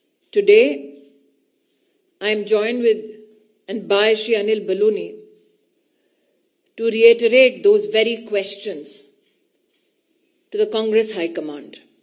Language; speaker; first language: English; non-native, local second language; Hindi